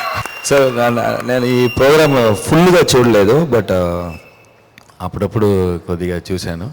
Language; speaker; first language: Telugu; non-native, fluent; Tamil